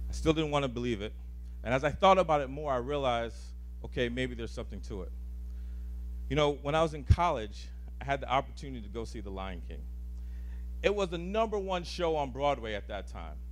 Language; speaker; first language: English; native; English